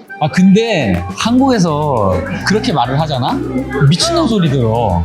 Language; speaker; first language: Korean; native; Korean